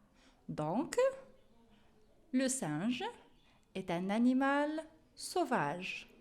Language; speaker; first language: French; non-native, local second language; Arabic